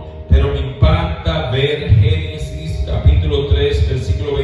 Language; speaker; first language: Spanish; native; Spanish